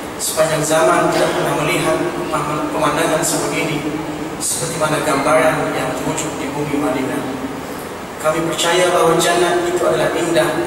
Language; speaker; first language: Malay; non-native, fluent; Urdu